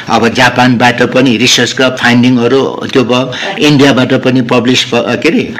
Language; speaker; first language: Nepali; non-native, local second language; Newari